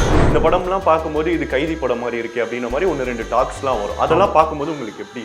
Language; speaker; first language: Tamil; native; Tamil